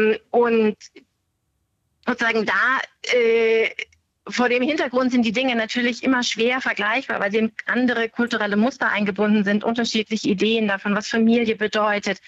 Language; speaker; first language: German; native; German